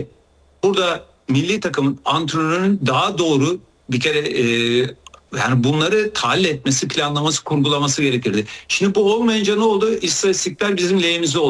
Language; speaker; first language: Turkish; native; Turkish